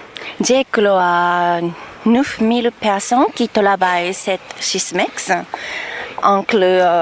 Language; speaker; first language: French; non-native, learner; Japanese